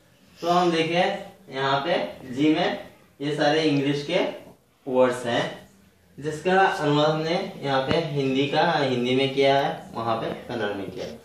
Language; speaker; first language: Hindi; non-native, local second language; Kannada